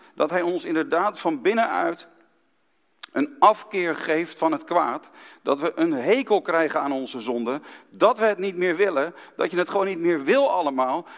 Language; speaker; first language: Dutch; native; Dutch